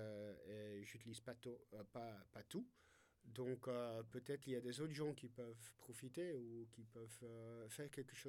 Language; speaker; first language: French; non-native, fluent; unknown